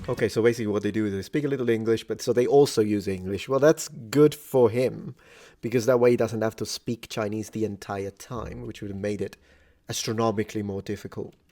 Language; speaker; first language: English; non-native, fluent; Italian